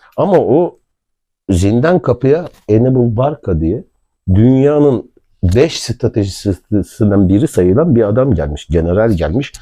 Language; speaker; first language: Turkish; native; Turkish